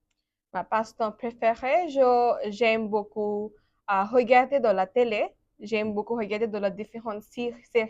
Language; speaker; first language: French; non-native, learner; Bangla